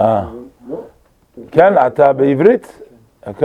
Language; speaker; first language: Hebrew; non-native, fluent; English